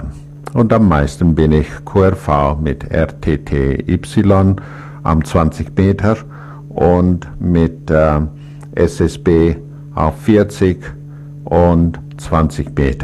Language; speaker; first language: German; non-native, learner; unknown